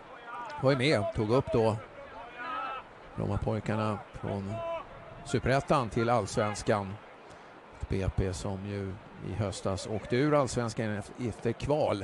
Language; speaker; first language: Swedish; native; Swedish